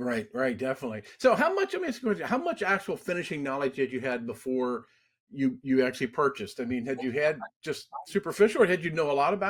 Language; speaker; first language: English; native; English